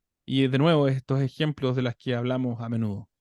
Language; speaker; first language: Spanish; native; Spanish